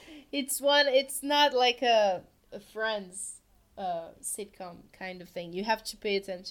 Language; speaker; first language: English; non-native, fluent; Portuguese